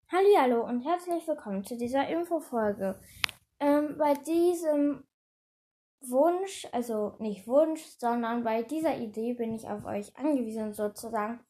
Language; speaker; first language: German; native; German